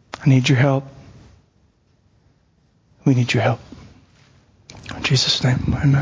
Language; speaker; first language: English; native; English